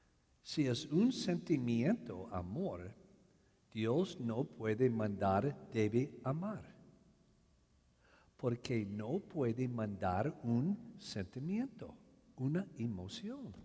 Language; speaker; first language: Spanish; non-native, learner; English